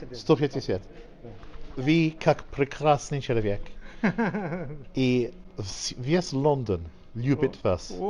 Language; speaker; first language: Russian; non-native, learner; English